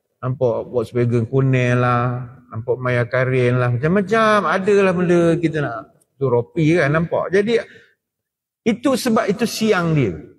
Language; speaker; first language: Malay; native; Malay